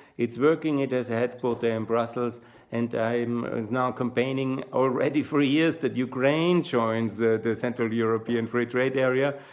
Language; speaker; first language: English; non-native, fluent; German